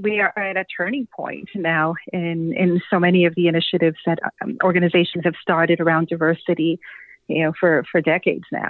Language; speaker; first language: English; non-native, fluent; Spanish